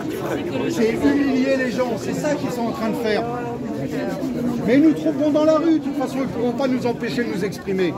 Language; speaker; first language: French; native; French